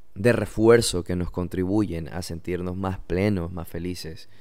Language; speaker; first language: Spanish; native; Spanish